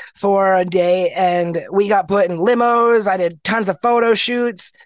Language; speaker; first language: English; native; English